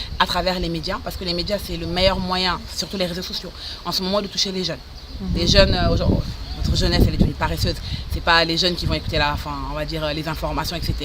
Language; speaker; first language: French; non-native, local second language; Arabic